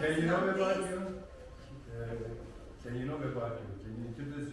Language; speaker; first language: English; non-native, learner; Turkish